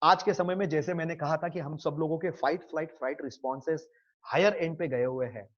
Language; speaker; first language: Hindi; non-native, local second language; Marathi